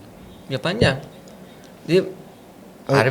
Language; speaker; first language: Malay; non-native, learner; Punjabi